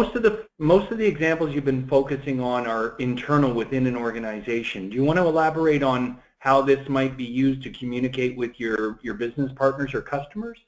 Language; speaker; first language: English; native; English